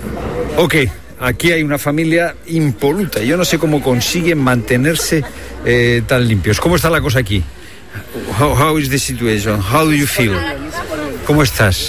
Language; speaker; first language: Spanish; native; Spanish